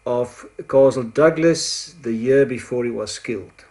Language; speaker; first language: English; non-native, local second language; Afrikaans